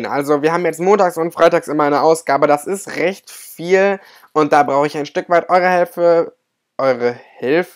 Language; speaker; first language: German; native; German